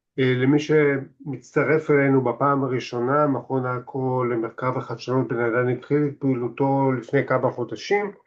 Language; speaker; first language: Hebrew; native; Hebrew